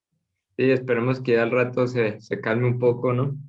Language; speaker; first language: Spanish; native; Spanish